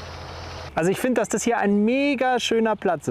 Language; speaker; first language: German; native; German